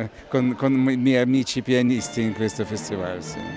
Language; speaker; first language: Italian; non-native, learner; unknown